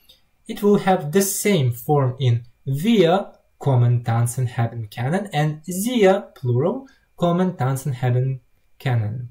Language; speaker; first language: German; non-native, learner; Russian